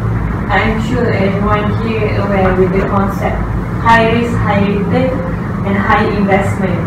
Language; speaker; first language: English; non-native, local second language; Malay